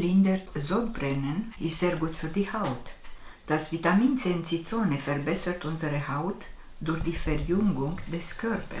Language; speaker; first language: German; non-native, fluent; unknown